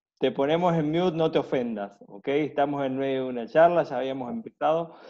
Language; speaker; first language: Spanish; native; Spanish